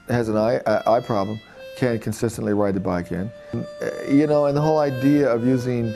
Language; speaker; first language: English; native; English